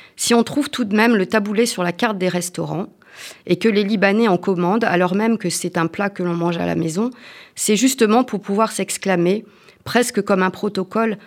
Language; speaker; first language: French; native; French